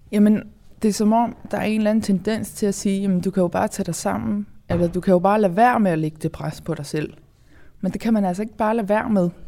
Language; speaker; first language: Danish; native; Danish